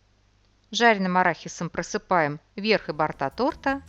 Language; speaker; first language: Russian; native; Russian